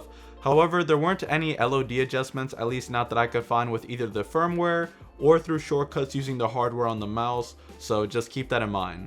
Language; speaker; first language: English; native; English